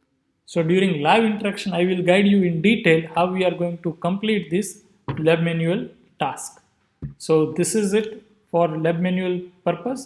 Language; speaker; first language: English; non-native, local second language; Gujarati